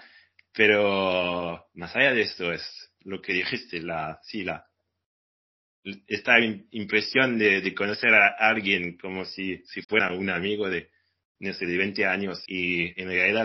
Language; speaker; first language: Spanish; non-native, fluent; French